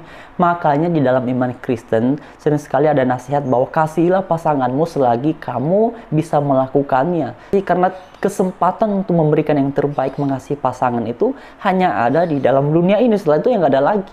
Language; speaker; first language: Indonesian; native; Indonesian